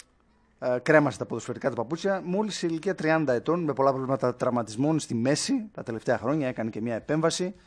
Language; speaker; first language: Greek; native; Greek